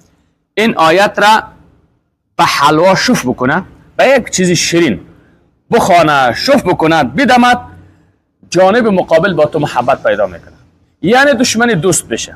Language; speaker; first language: Persian; native; Persian